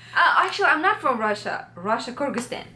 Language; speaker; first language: English; non-native, fluent; Russian